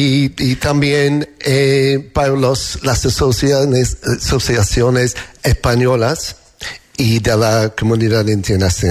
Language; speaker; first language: Spanish; non-native, fluent; English